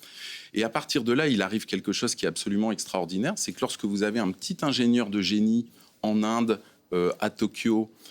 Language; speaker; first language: French; native; French